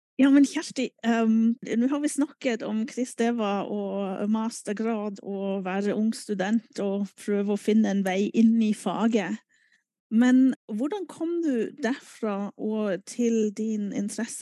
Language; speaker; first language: Norwegian; non-native, fluent; German